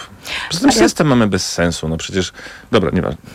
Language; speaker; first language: Polish; native; Polish